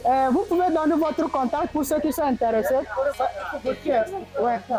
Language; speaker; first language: French; non-native, fluent; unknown